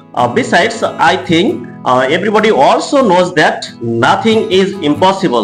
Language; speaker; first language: English; non-native, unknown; Bangla